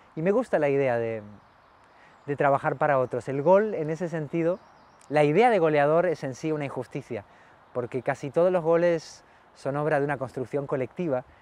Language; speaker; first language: Spanish; native; Spanish